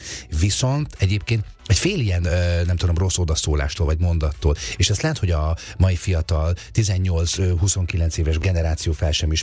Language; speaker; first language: Hungarian; native; Hungarian